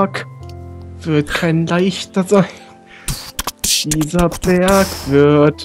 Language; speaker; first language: German; native; German